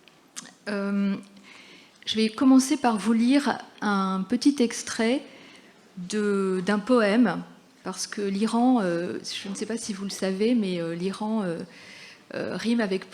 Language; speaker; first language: French; native; French